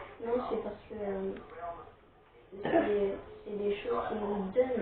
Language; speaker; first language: French; native; French